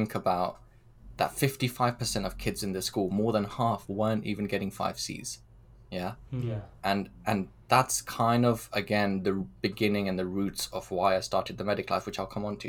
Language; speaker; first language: English; early bilingual, other home language; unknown